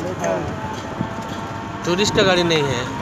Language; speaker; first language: Hindi; non-native, local second language; Bangla